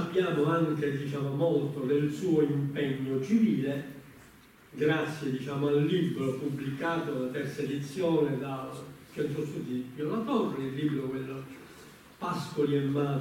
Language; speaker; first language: Italian; native; Italian